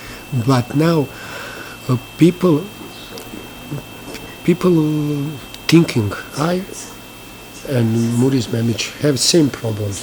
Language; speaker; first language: English; non-native, learner; Bosnian